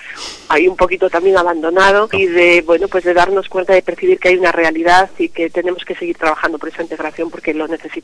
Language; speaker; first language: Spanish; native; Spanish